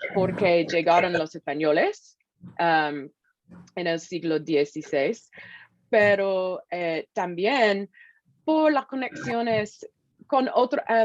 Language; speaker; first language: Spanish; non-native, fluent; English